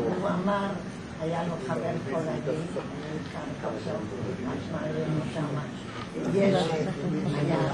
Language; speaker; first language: Hebrew; non-native, fluent; Polish